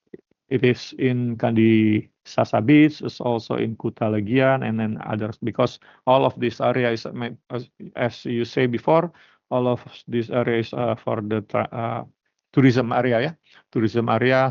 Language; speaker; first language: English; non-native, learner; Indonesian